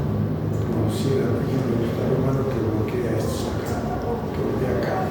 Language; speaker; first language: Spanish; native; Spanish